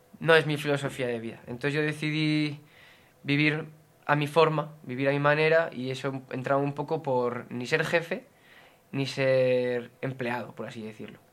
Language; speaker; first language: Spanish; native; Spanish